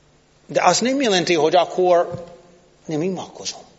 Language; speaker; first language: Hungarian; non-native, fluent; English